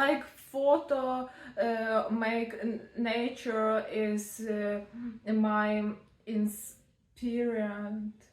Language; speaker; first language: English; non-native, learner; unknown